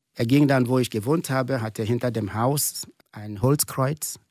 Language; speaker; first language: German; non-native, fluent; Igbo